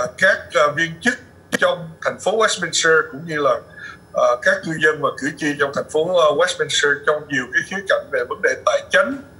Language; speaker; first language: Vietnamese; early bilingual, other home language; English